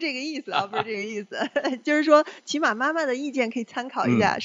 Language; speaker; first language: Chinese; native; Chinese